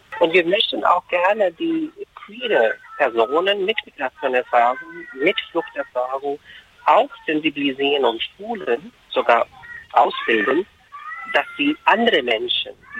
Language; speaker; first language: German; non-native, fluent; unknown